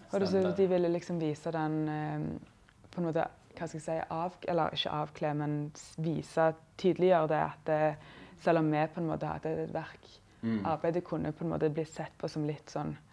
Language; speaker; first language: Norwegian; native; Norwegian